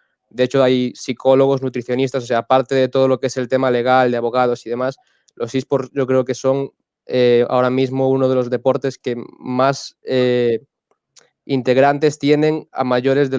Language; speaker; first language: Spanish; native; Spanish